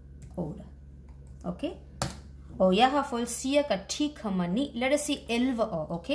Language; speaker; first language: Danish; non-native, fluent; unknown